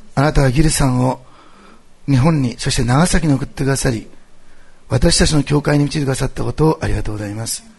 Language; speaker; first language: Japanese; native; Japanese